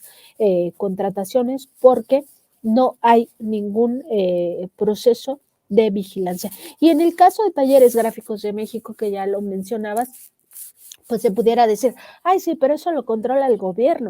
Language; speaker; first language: Spanish; native; Spanish